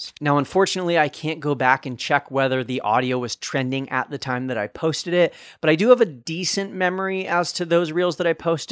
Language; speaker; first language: English; native; English